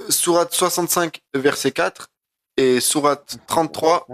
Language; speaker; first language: French; native; French